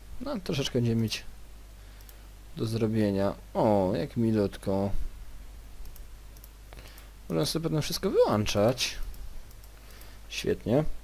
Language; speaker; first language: Polish; native; Polish